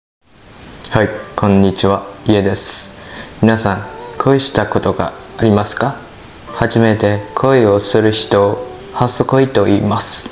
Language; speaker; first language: Japanese; non-native, learner; Burmese